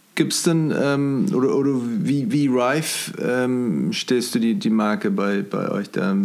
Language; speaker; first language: German; non-native, fluent; English